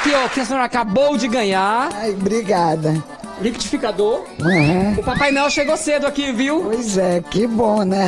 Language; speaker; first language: Portuguese; native; Portuguese